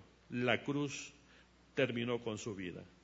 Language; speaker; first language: Spanish; native; Spanish